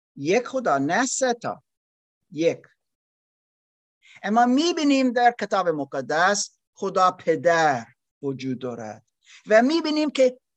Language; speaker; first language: Persian; non-native, learner; German